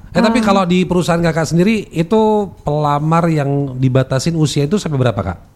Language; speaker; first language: Indonesian; native; Indonesian